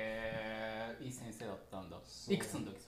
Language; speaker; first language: Japanese; native; Japanese